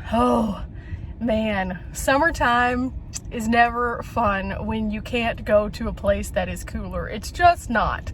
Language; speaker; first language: English; native; English